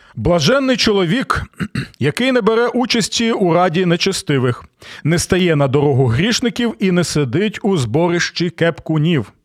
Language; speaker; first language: Ukrainian; non-native, local second language; Russian